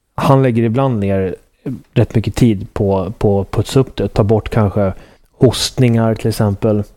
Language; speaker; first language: Swedish; native; Swedish